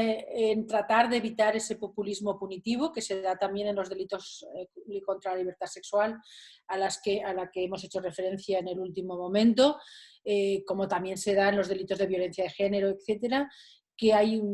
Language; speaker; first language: Spanish; native; Spanish